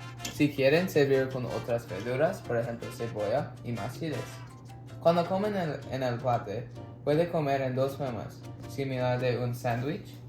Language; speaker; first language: Spanish; non-native, learner; English